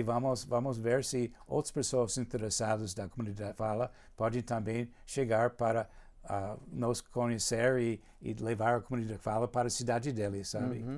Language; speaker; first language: Portuguese; non-native, fluent; English